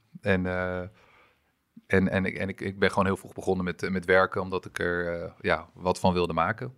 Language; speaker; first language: Dutch; early bilingual, other home language; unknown